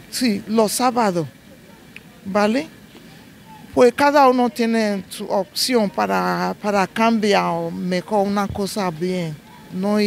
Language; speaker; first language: Spanish; non-native, learner; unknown